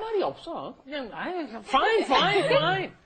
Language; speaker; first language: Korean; non-native, fluent; English